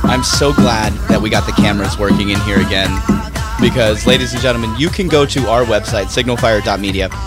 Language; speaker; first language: English; native; English